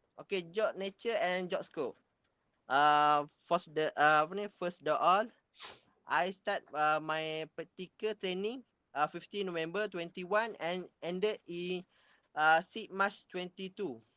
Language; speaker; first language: English; non-native, local second language; Malay